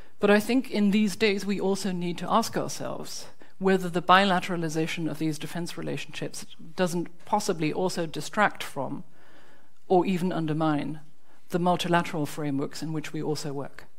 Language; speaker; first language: English; non-native, fluent; German